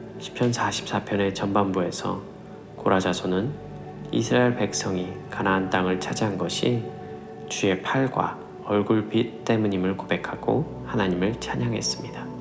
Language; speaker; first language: Korean; native; Korean